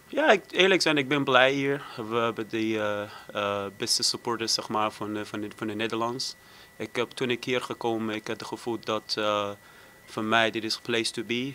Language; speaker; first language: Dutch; non-native, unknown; Persian